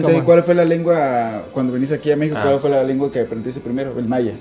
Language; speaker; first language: Spanish; native; Spanish